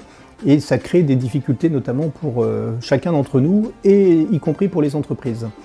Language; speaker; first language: French; native; French